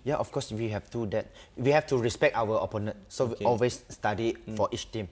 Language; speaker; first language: English; non-native, local second language; Malay